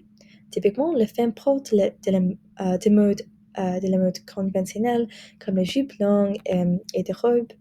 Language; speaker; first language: French; non-native, learner; English